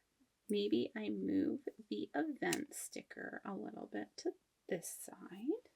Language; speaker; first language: English; native; English